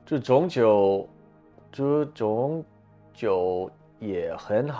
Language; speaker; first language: Chinese; non-native, learner; English